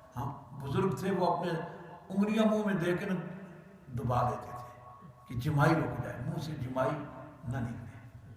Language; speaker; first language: Urdu; non-native, local second language; Punjabi